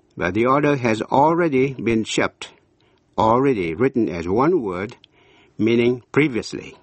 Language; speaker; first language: English; non-native, fluent; Vietnamese